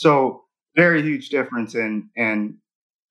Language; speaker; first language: English; native; English